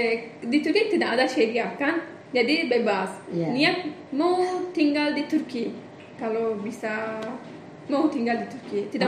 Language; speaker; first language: Indonesian; non-native, learner; Turkish